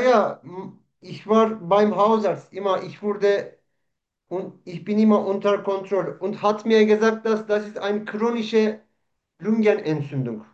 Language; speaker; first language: German; non-native, learner; Turkish